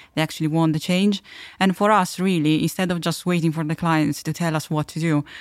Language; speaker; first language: English; non-native, fluent; Italian